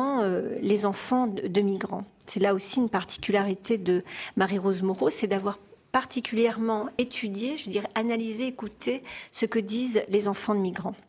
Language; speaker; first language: French; native; French